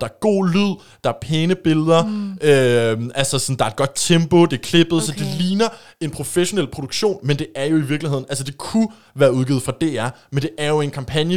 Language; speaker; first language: Danish; native; Danish